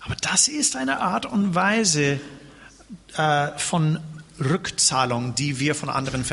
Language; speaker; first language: German; non-native, fluent; English